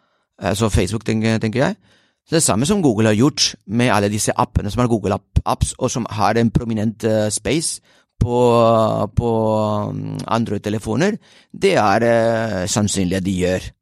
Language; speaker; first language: Swedish; non-native, fluent; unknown